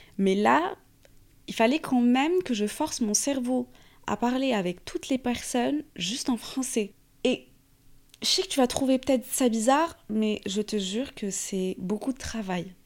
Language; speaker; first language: French; non-native, fluent; Arabic